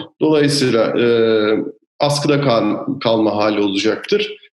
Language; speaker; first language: Turkish; native; Turkish